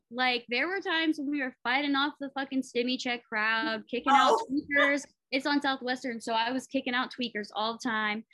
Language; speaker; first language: English; native; English